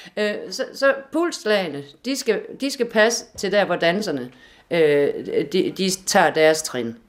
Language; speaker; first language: Danish; native; Danish